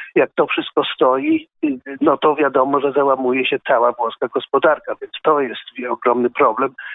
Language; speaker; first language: Polish; native; Polish